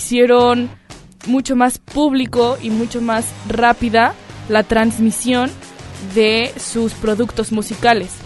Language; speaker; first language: Spanish; native; Spanish